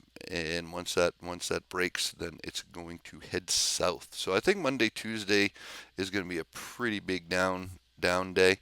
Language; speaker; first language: English; native; English